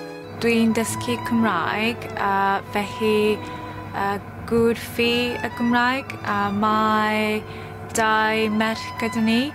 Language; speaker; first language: Welsh; non-native, learner; Japanese